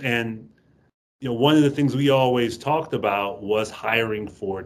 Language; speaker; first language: English; native; English